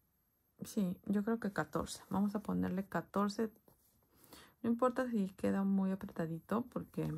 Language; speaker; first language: Spanish; native; Spanish